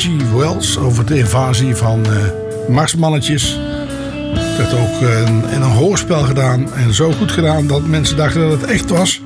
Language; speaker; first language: Dutch; native; Dutch